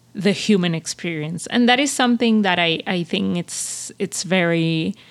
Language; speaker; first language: English; non-native, fluent; Spanish